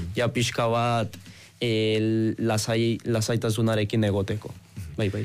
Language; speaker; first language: Basque; non-native, fluent; Spanish